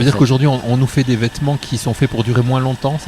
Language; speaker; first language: French; native; French